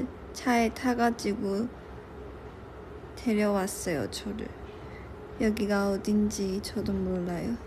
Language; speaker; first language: Korean; non-native, local second language; Chinese